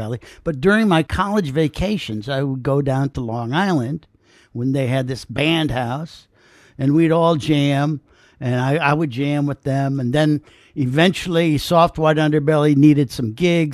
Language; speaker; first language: English; native; English